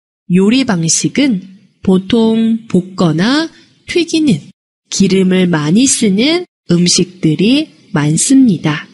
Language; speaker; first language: Korean; non-native, fluent; Chinese